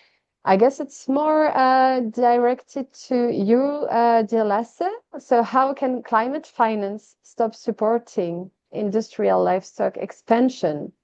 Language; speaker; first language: English; non-native, fluent; French